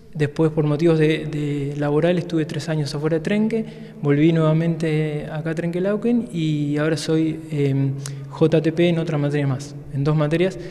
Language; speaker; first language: Spanish; native; Spanish